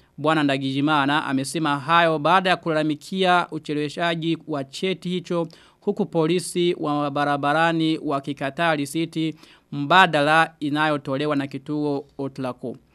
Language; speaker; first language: Swahili; non-native, local second language; Rundi